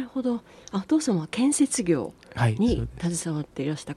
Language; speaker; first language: Japanese; native; Japanese